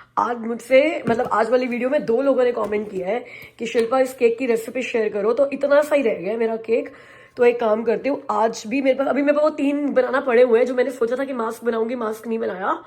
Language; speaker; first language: Hindi; native; Hindi